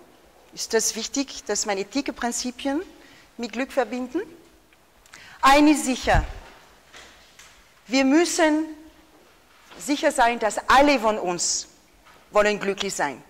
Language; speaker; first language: German; non-native, fluent; French